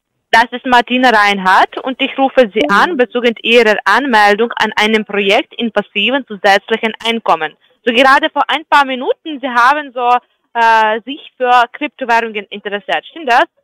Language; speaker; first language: German; non-native, fluent; Ukrainian